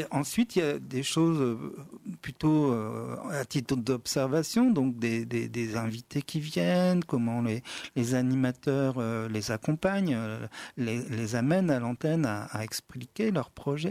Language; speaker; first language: French; native; French